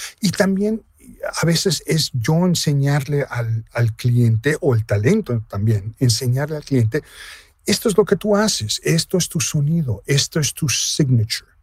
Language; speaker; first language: Spanish; native; Spanish